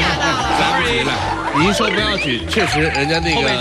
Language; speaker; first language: Chinese; native; Chinese